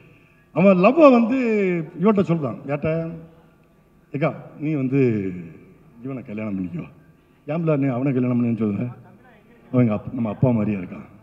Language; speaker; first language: Tamil; native; Tamil